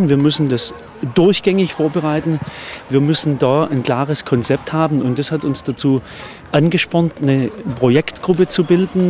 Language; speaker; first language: German; native; German